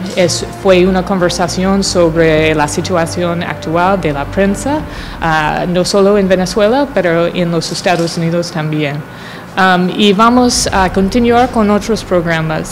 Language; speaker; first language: Spanish; non-native, fluent; English